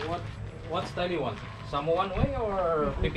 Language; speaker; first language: English; non-native, learner; Filipino